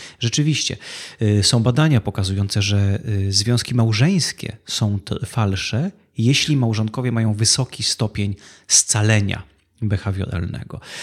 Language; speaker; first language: Polish; native; Polish